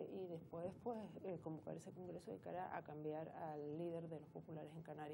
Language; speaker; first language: Spanish; native; Spanish